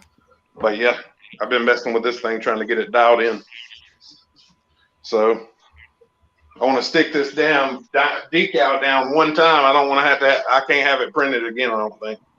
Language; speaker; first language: English; native; English